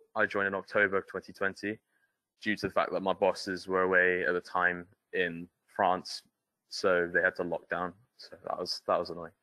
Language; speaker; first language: English; native; English